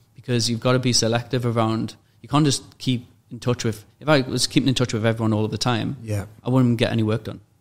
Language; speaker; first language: English; native; English